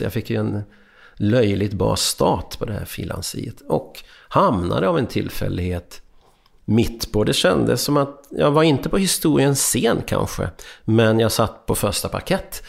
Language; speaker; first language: Swedish; early bilingual, other home language; Hungarian